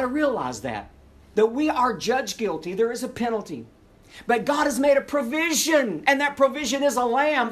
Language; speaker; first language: English; native; English